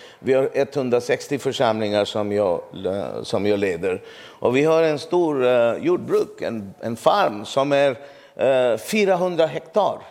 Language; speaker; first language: Swedish; non-native, fluent; Urdu